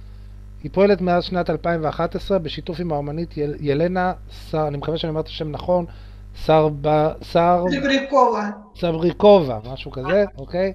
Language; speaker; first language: Hebrew; native; Hebrew